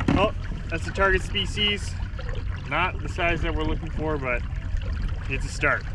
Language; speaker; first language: English; native; English